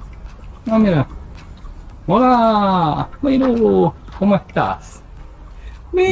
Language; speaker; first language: Spanish; non-native, learner; Japanese